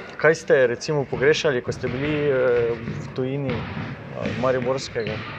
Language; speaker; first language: Slovenian; native; Slovenian